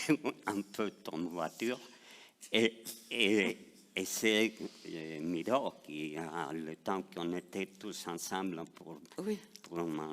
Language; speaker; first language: French; non-native, fluent; Spanish